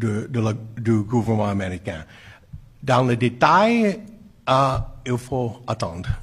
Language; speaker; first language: French; non-native, fluent; English